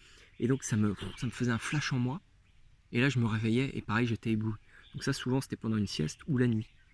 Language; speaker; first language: French; native; French